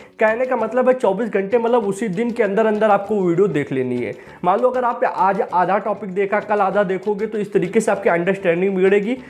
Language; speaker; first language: Hindi; native; Hindi